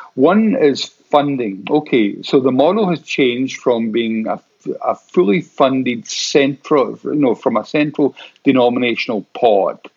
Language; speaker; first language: English; native; English